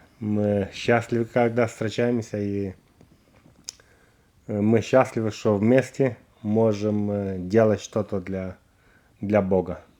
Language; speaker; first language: Russian; non-native, local second language; Romanian